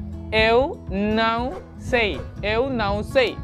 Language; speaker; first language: Portuguese; non-native, learner; Hindi